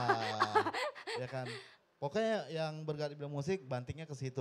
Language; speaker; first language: Indonesian; native; Indonesian